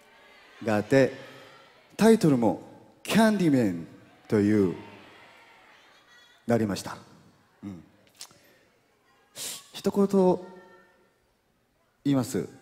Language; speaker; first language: Japanese; non-native, fluent; Korean